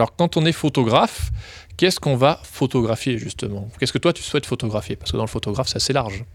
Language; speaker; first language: French; native; French